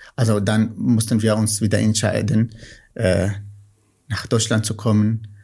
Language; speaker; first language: German; non-native, fluent; Kurdish